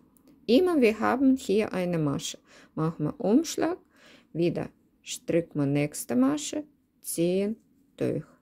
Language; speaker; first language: German; non-native, learner; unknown